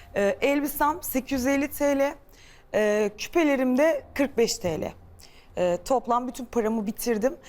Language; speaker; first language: Turkish; native; Turkish